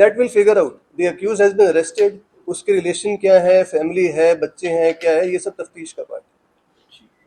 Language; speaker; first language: Hindi; non-native, local second language; Punjabi